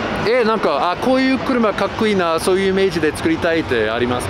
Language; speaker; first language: Japanese; non-native, fluent; English